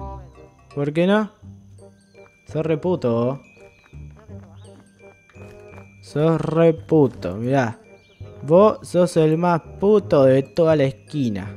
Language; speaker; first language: Spanish; native; Spanish